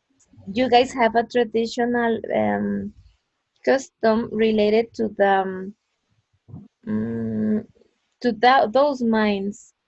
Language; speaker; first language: English; non-native, fluent; Spanish